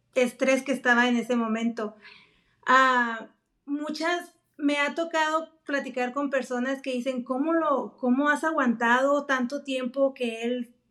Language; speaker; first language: Spanish; native; Spanish